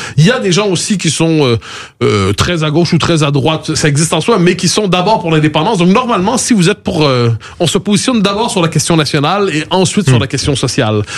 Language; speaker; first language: French; native; French